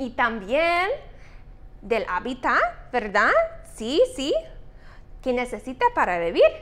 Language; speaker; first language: Spanish; non-native, fluent; English